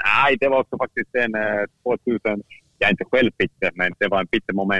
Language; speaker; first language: Swedish; non-native, fluent; Finnish